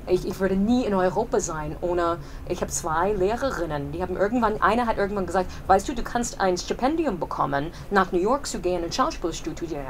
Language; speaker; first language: German; non-native, fluent; English